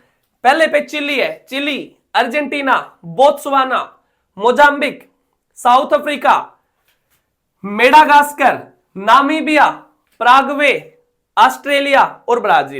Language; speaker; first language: Hindi; native; Hindi